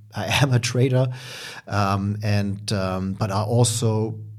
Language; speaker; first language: English; non-native, fluent; German